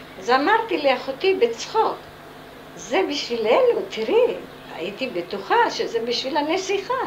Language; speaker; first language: Hebrew; non-native, fluent; Italian